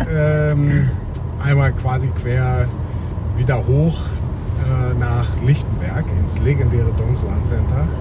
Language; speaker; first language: German; native; German